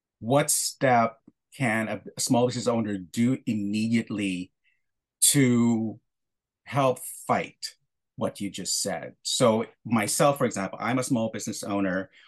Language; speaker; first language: English; non-native, local second language; Filipino